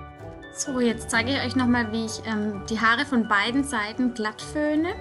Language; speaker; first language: German; native; German